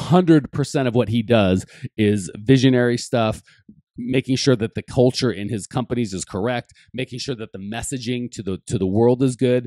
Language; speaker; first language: English; native; English